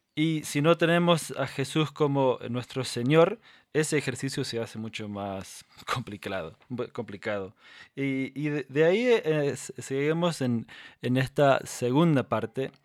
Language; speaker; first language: Spanish; non-native, fluent; English